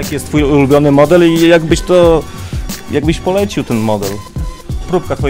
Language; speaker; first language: Polish; native; Polish